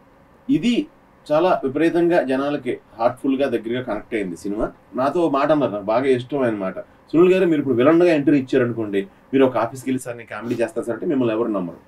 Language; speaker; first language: Telugu; native; Telugu